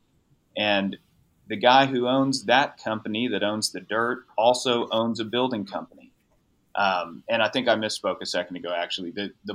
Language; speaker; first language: English; native; English